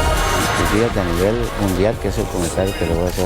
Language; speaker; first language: Spanish; native; Spanish